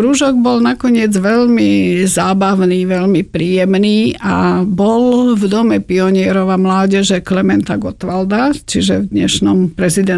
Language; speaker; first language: Slovak; native; Slovak